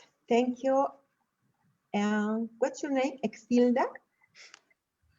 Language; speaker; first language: English; non-native, learner; Spanish